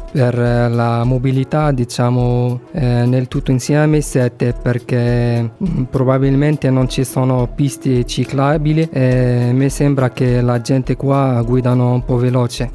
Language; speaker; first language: Italian; non-native, fluent; Arabic